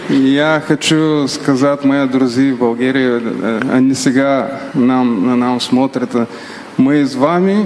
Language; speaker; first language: Russian; non-native, learner; Bulgarian